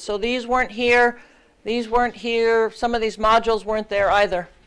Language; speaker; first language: English; early bilingual, other home language; Ukrainian